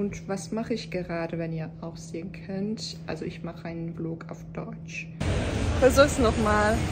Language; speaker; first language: German; non-native, fluent; Turkish